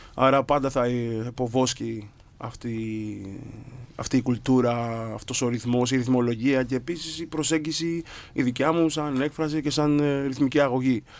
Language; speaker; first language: Greek; early bilingual, other home language; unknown